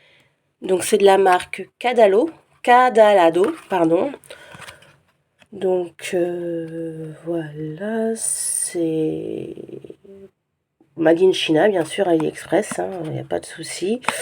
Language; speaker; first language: French; native; French